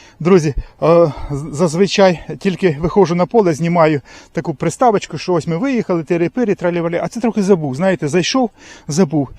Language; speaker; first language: Ukrainian; native; Ukrainian